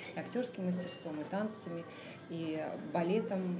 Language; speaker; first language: Russian; native; Russian